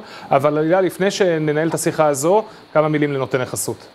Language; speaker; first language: Hebrew; native; Hebrew